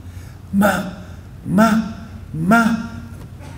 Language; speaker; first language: Hebrew; non-native, fluent; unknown